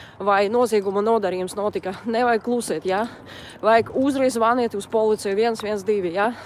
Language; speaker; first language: Latvian; non-native, local second language; Russian